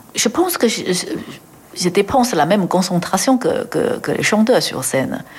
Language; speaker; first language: French; non-native, fluent; Chinese